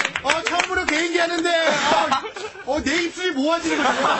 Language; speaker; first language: Korean; native; Korean